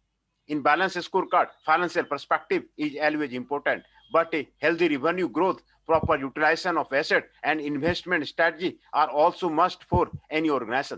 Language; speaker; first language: English; non-native, local second language; Hindi